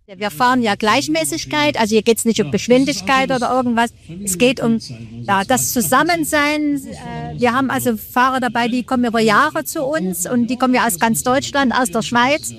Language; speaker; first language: German; native; German